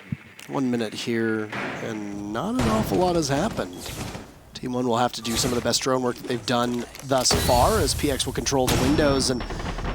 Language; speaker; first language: English; native; English